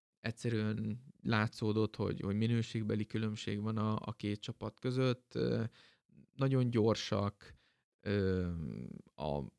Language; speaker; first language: Hungarian; native; Hungarian